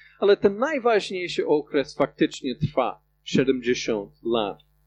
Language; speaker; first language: Polish; non-native, fluent; English